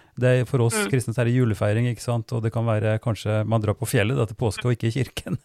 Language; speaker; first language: Norwegian; native; Norwegian